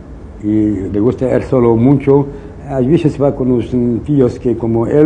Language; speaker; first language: Spanish; non-native, local second language; Riffian